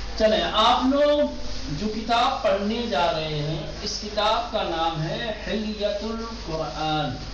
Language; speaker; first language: Urdu; native; Urdu